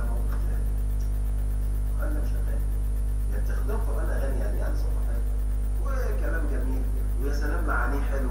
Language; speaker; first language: Arabic; native; Arabic